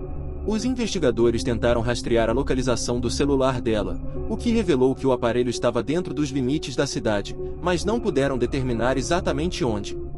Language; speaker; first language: Portuguese; native; Portuguese